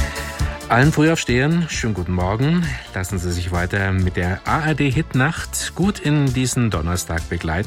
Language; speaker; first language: German; native; German